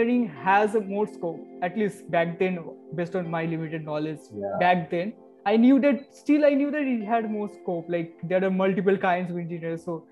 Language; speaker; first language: English; non-native, local second language; Bangla